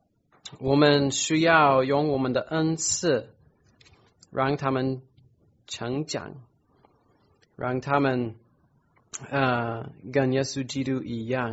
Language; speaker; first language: Chinese; non-native, fluent; English